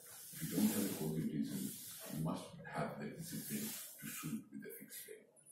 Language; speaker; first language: English; non-native, local second language; Bangla